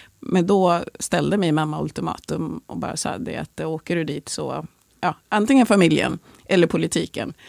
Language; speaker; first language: Swedish; early bilingual, other home language; Swahili